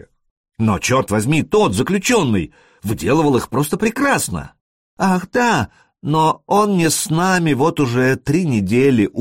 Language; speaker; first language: Russian; native; Russian